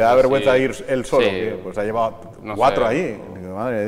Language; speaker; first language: Spanish; native; Spanish